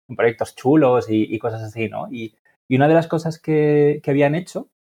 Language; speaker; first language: Spanish; native; Spanish